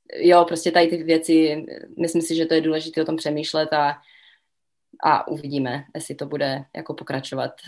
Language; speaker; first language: Czech; early bilingual, other home language; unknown